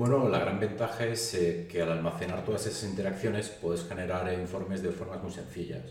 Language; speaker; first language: Spanish; native; Spanish